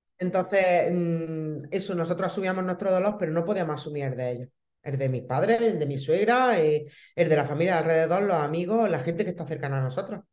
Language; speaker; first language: Spanish; native; Spanish